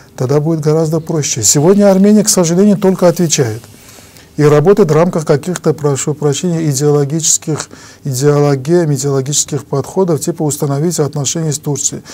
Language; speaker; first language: Russian; non-native, local second language; Armenian